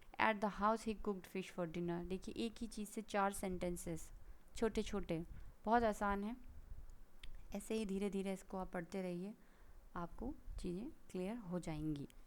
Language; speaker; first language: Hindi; native; Hindi